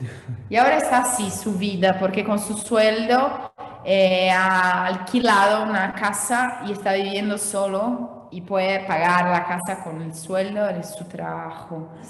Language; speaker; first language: Spanish; non-native, fluent; Portuguese